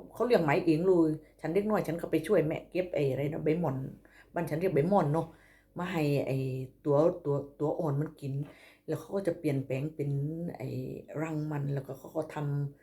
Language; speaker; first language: Thai; native; Thai